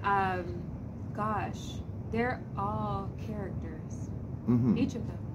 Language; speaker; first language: English; native; English